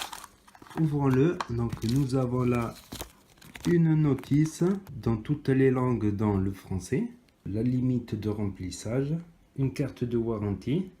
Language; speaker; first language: French; native; French